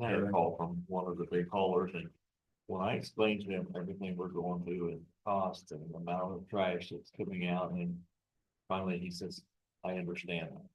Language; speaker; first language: English; native; English